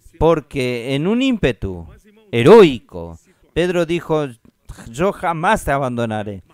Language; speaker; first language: Spanish; non-native, fluent; Portuguese